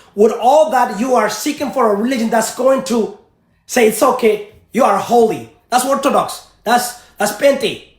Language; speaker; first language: English; early bilingual, other home language; Amharic